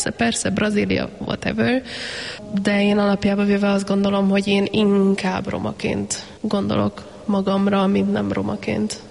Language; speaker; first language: Hungarian; native; Hungarian